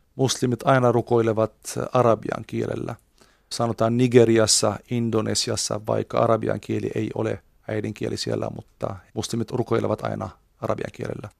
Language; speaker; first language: Finnish; non-native, fluent; Arabic